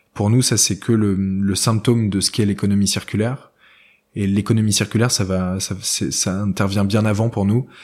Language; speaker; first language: French; native; French